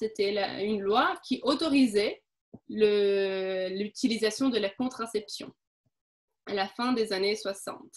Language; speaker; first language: French; non-native, fluent; Portuguese